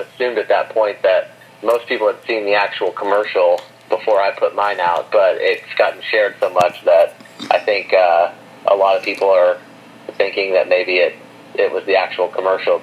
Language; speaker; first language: English; native; English